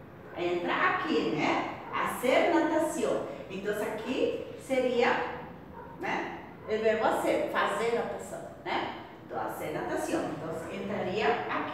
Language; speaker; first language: Spanish; non-native, fluent; Portuguese